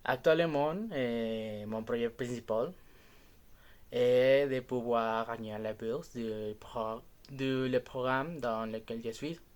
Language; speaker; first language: French; non-native, learner; Spanish